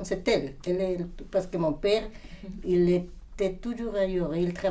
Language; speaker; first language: French; non-native, fluent; Spanish